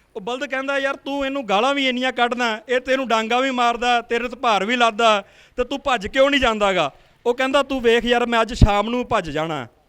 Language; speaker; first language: Punjabi; native; Punjabi